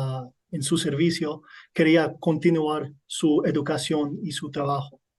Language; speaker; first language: Spanish; non-native, learner; English